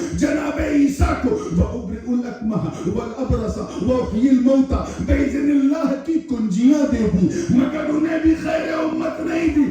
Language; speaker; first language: Urdu; native; Urdu